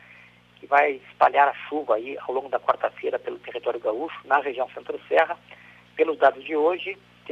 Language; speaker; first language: Portuguese; native; Portuguese